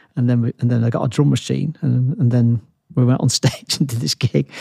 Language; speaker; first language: English; native; English